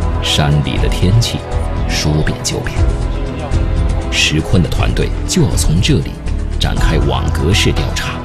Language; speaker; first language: Chinese; native; Chinese